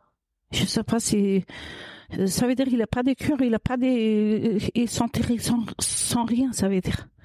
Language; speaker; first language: French; non-native, learner; Kurdish